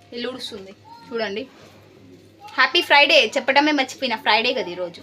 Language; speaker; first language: Telugu; native; Telugu